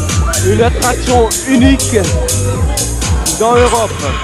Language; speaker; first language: French; non-native, learner; Dutch